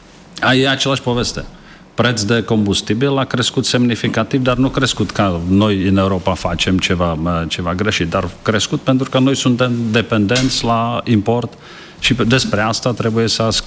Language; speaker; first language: Romanian; non-native, fluent; Czech